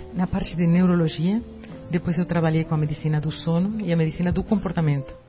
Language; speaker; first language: Portuguese; non-native, fluent; Spanish